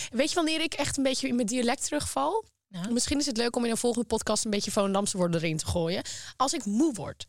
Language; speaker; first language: Dutch; native; Dutch